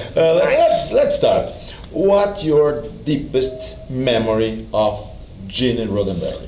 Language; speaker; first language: English; non-native, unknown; Portuguese